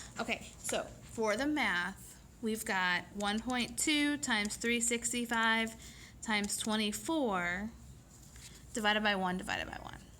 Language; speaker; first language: English; native; English